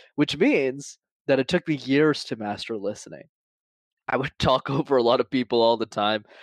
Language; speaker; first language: English; native; English